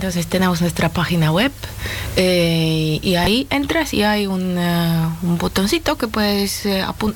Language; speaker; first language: Spanish; non-native, learner; Polish